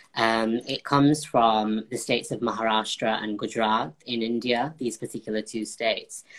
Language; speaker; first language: English; native; English